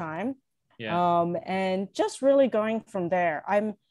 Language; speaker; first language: English; native; English